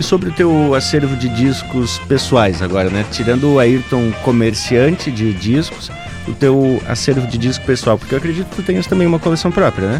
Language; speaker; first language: Portuguese; native; Portuguese